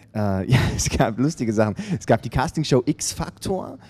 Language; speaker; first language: German; native; German